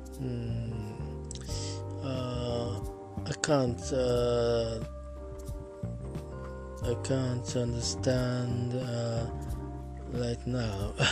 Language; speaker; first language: English; non-native, learner; Japanese